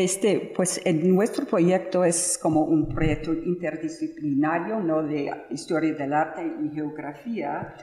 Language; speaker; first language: Spanish; non-native, fluent; English